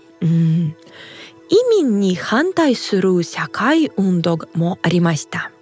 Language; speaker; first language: Japanese; non-native, fluent; Russian